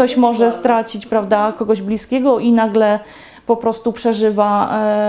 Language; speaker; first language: Polish; native; Polish